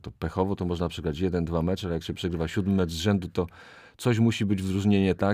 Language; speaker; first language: Polish; native; Polish